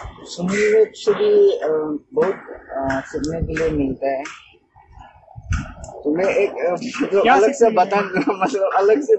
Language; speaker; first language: Hindi; non-native, local second language; Manipuri